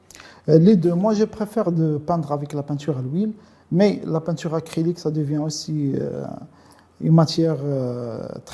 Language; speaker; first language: French; non-native, local second language; Arabic